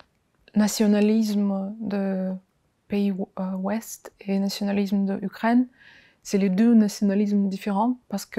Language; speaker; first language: French; non-native, fluent; Ukrainian